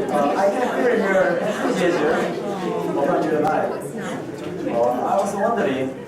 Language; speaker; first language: English; non-native, learner; Korean